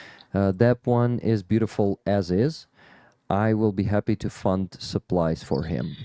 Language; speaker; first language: English; non-native, fluent; Ukrainian